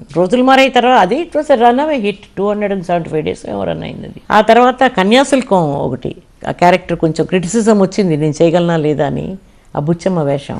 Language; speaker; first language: Telugu; non-native, local second language; Kannada